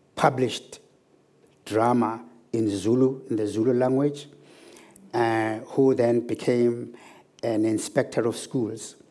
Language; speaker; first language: English; non-native, local second language; Zulu